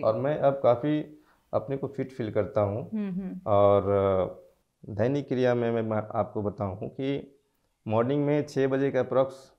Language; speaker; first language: Hindi; native; Hindi